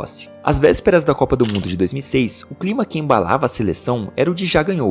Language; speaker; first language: Portuguese; native; Portuguese